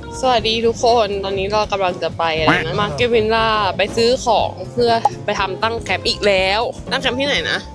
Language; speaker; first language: Thai; native; Thai